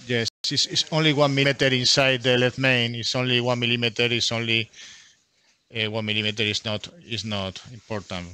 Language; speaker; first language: English; non-native, learner; Spanish